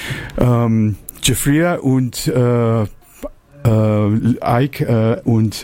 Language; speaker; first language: German; non-native, fluent; English